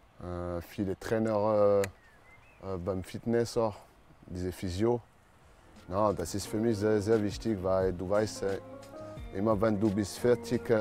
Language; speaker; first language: German; non-native, learner; French